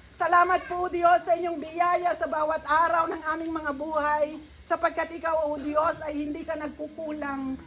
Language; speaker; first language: Filipino; non-native, local second language; Iloko